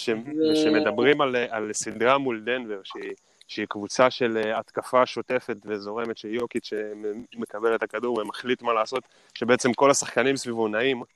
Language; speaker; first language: Hebrew; native; Hebrew